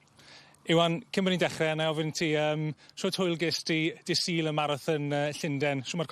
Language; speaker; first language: Welsh; native; Welsh